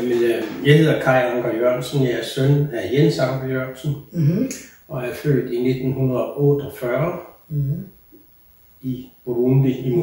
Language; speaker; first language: Danish; early bilingual, heritage; Danish